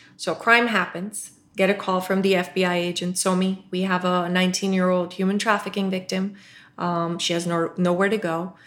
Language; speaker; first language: English; non-native, local second language; Urdu